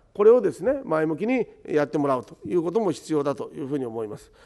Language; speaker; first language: Japanese; native; Japanese